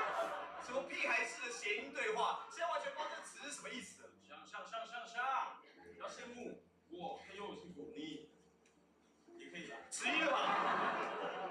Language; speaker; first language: Chinese; native; Chinese